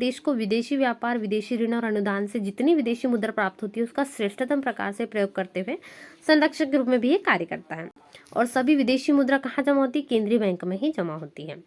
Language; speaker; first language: Hindi; native; Hindi